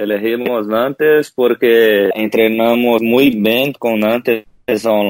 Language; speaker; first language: Spanish; non-native, learner; Portuguese